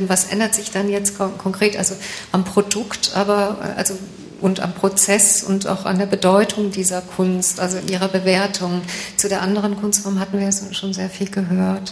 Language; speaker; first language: German; native; German